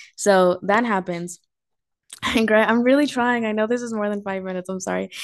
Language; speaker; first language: English; early bilingual, other home language; Spanish